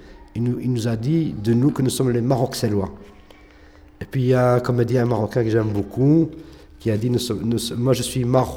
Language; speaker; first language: French; early bilingual, other home language; Arabic